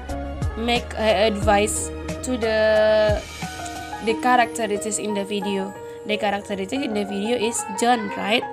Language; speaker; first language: English; non-native, learner; Indonesian